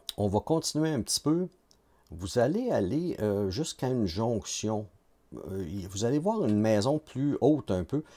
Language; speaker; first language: French; native; French